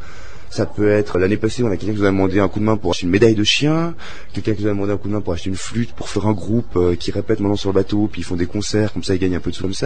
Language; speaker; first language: French; native; French